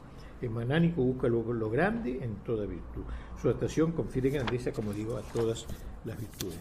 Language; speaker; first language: Spanish; native; Spanish